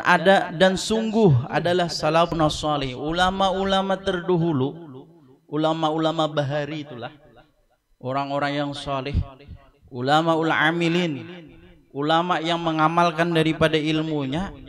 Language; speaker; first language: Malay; non-native, local second language; Banjar